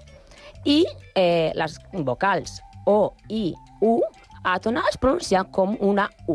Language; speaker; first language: Catalan; non-native, learner; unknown